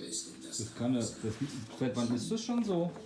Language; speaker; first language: German; native; German